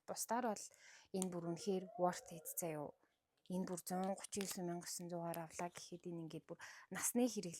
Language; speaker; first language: Mongolian; native; Mongolian